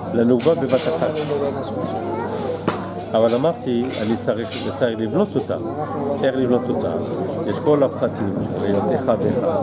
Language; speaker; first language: Hebrew; non-native, fluent; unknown